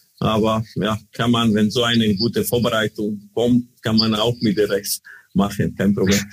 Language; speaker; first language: German; non-native, learner; Croatian